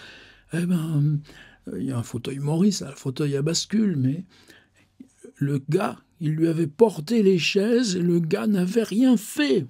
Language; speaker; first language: French; native; French